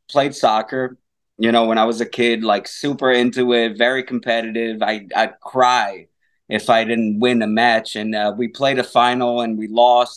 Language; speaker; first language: English; non-native, fluent; Portuguese